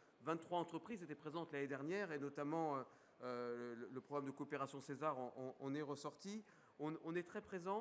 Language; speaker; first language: French; native; French